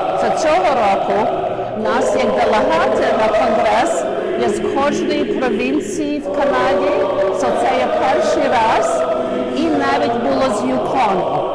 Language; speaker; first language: Ukrainian; early bilingual, heritage; Ukrainian